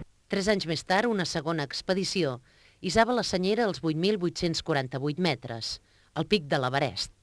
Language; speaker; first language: Catalan; native; Catalan